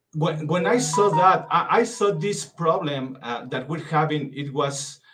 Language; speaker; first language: English; non-native, fluent; Spanish